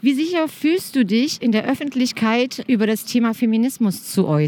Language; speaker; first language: German; native; German